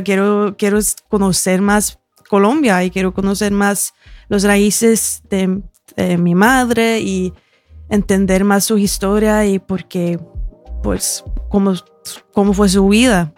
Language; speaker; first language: Spanish; early bilingual, heritage; Spanish